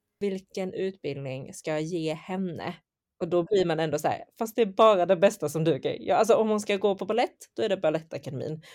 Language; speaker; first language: Swedish; early bilingual, other home language; Chinese